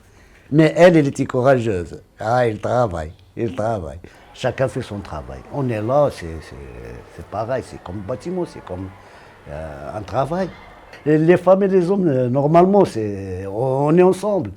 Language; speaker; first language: French; non-native, fluent; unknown